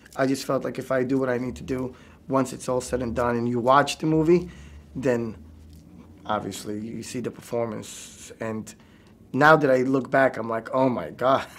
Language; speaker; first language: English; native; English